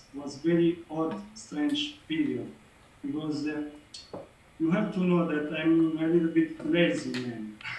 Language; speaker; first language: English; non-native, learner; Italian